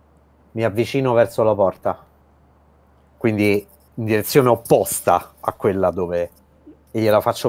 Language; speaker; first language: Italian; native; Italian